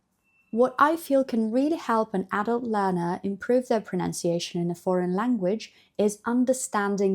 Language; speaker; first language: English; non-native, fluent; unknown